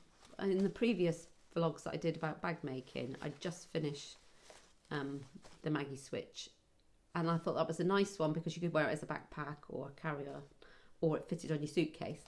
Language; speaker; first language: English; native; English